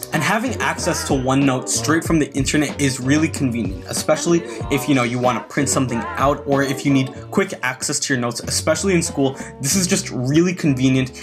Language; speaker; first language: English; native; English